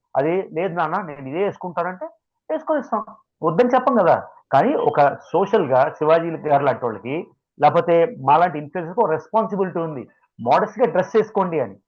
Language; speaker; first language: Telugu; native; Telugu